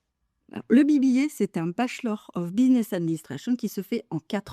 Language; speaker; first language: French; native; French